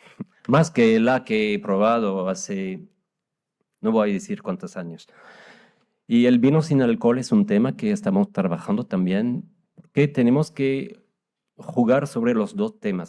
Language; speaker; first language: Spanish; non-native, fluent; French